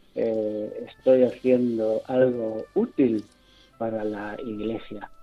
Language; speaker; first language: Spanish; non-native, local second language; Fang